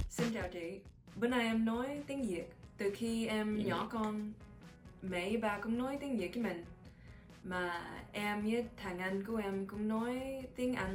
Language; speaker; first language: Vietnamese; early bilingual, heritage; English